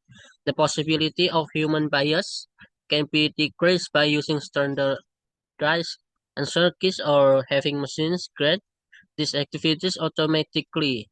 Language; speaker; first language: English; non-native, learner; Indonesian